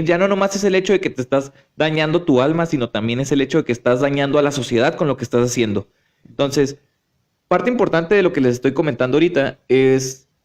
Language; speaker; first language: Spanish; native; Spanish